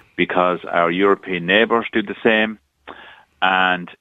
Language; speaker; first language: English; native; English